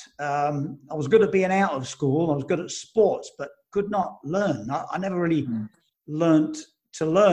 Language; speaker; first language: English; native; English